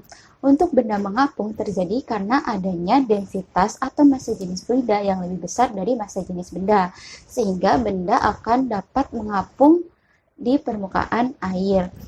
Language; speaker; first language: Indonesian; native; Indonesian